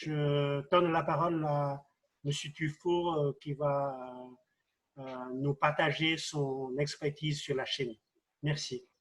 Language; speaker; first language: French; non-native, fluent; Chinese